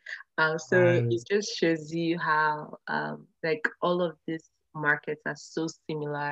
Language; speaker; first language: English; non-native, local second language; Yoruba